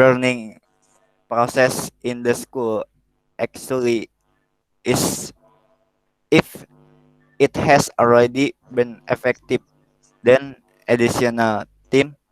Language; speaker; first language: English; non-native, learner; Indonesian